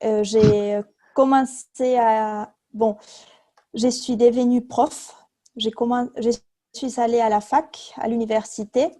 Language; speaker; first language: French; non-native, fluent; Spanish